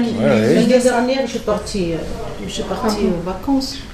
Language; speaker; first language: French; non-native, learner; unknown